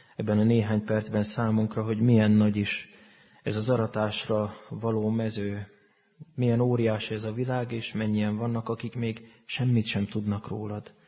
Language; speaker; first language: Hungarian; native; Hungarian